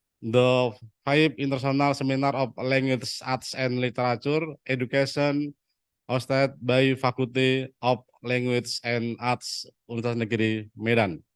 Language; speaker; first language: English; non-native, learner; Indonesian